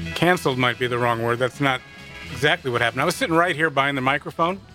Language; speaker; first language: English; native; English